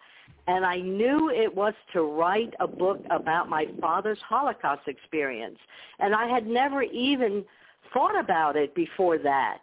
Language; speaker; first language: English; early bilingual, other home language; Ukrainian